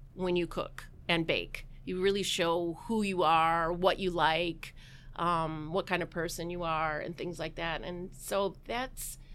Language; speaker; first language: English; native; English